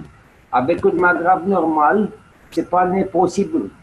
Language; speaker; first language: French; non-native, learner; Romanian